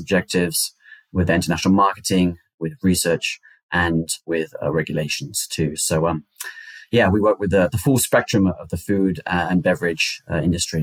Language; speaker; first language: English; native; English